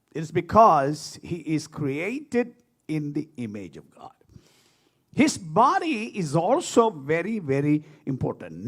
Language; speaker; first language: English; non-native, local second language; Malayalam